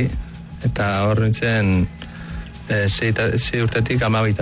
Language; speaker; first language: Basque; early bilingual, other home language; Arabic